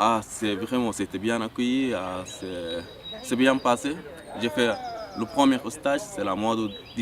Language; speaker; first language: French; non-native, learner; Arabic